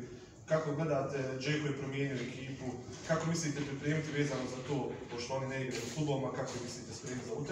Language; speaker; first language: Serbian; native; Serbian